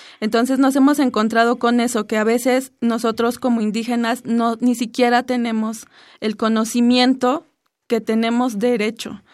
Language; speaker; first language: Spanish; non-native, local second language; Zapotec